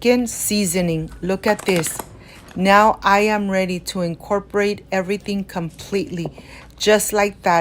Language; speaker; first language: English; non-native, fluent; Spanish